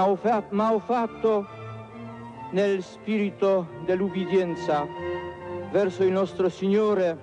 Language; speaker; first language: Italian; non-native, fluent; Polish